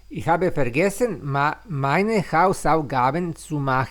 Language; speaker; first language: German; non-native, learner; Serbian